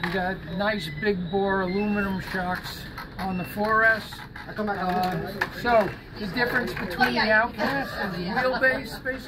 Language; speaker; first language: English; native; English